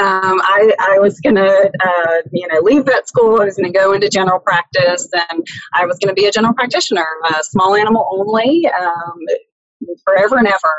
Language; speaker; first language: English; native; English